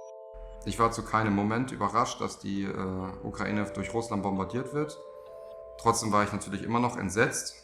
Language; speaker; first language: German; native; German